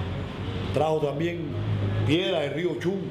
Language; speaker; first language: Spanish; native; Spanish